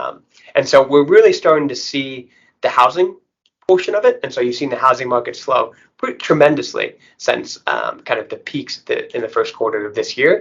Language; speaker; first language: English; native; English